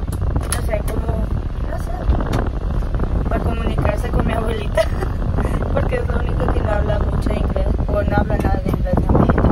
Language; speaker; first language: Spanish; early bilingual, other home language; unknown